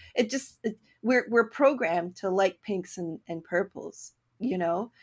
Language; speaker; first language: English; native; English